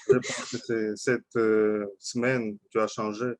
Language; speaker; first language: French; non-native, learner; Russian